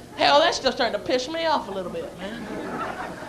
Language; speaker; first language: English; native; English